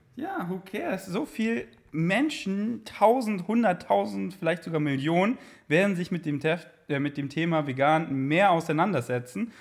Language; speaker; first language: German; native; German